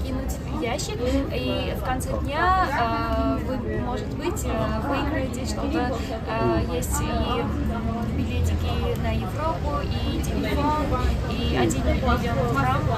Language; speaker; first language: Russian; non-native, fluent; Armenian